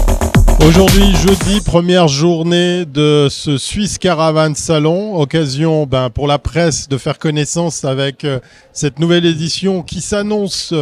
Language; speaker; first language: French; native; French